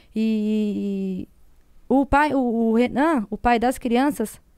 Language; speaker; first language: Portuguese; native; Portuguese